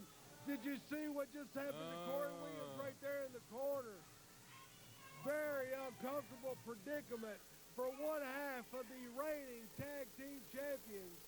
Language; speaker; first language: English; native; English